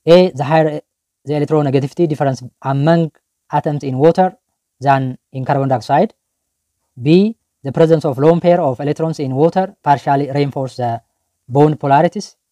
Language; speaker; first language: English; non-native, local second language; Amharic